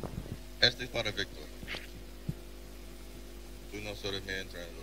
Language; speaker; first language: Spanish; non-native, learner; English